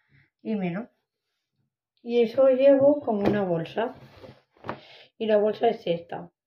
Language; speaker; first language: Spanish; non-native, local second language; Catalan